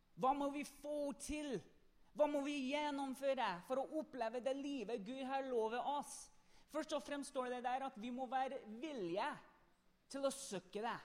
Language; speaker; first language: Norwegian; non-native, fluent; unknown